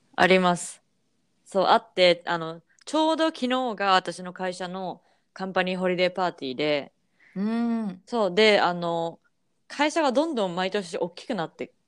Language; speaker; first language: Japanese; native; Japanese